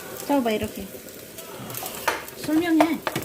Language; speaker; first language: Korean; non-native, fluent; Filipino